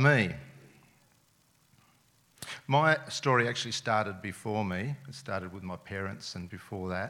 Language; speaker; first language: English; non-native, local second language; Serbian